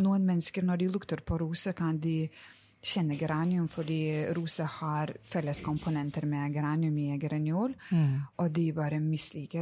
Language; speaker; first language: Norwegian; non-native, fluent; Lithuanian